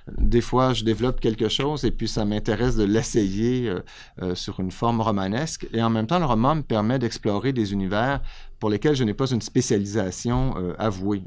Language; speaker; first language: French; native; French